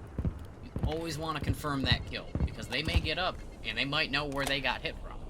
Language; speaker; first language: English; native; English